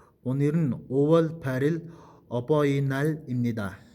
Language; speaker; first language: Korean; non-native, fluent; Mongolian